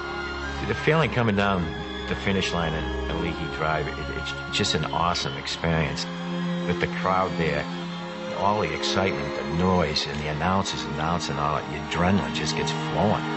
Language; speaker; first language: English; native; English